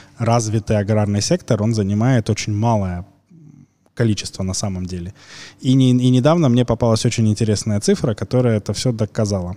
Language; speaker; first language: Russian; native; Russian